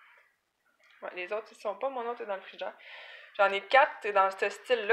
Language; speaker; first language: French; native; French